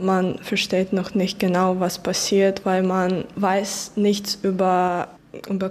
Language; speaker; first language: German; early bilingual, other home language; Ukrainian